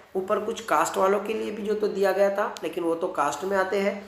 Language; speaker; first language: Hindi; non-native, local second language; Marathi